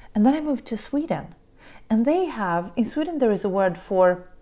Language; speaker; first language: English; early bilingual, other home language; Polish